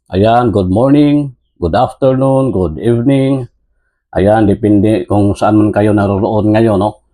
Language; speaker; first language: Filipino; non-native, local second language; Cebuano